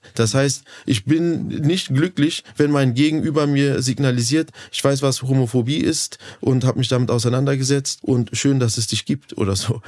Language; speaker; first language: German; early bilingual, other home language; Turkish